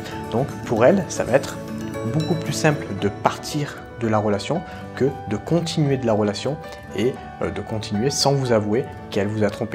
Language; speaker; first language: French; native; French